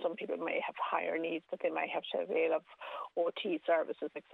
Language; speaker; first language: English; native; English